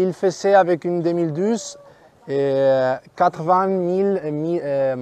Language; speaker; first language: French; non-native, fluent; Spanish